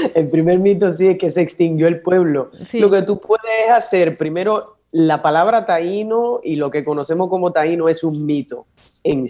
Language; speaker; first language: Spanish; native; Spanish